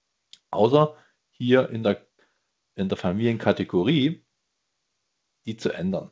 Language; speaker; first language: German; native; German